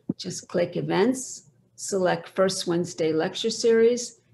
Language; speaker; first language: English; native; English